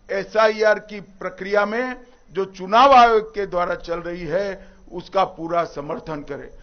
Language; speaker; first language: Hindi; non-native, local second language; Gujarati